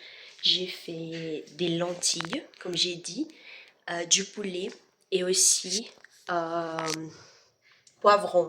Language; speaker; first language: French; non-native, learner; Spanish